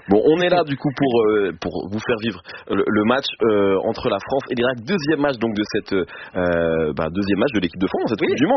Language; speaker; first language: French; native; French